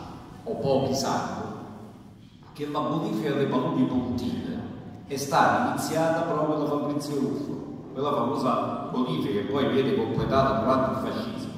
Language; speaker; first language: Italian; native; Italian